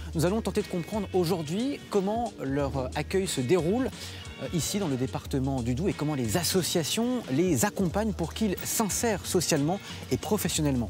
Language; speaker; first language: French; native; French